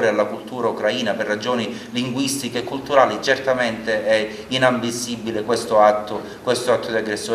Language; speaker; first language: Italian; native; Italian